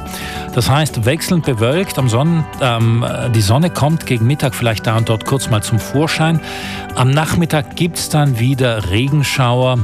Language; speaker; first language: German; native; German